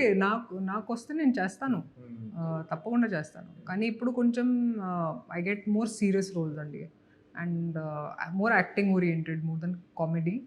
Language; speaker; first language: Telugu; non-native, local second language; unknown